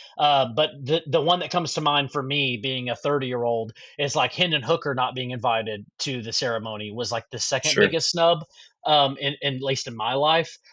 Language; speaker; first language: English; native; English